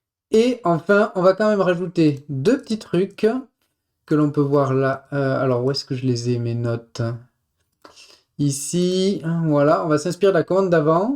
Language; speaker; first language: French; native; French